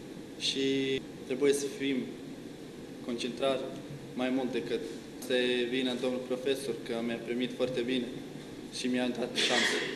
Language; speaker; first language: Romanian; non-native, learner; Bosnian